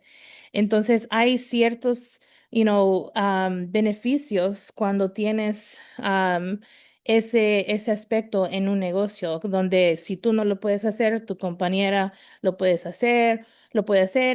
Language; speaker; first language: Spanish; early bilingual, heritage; Spanish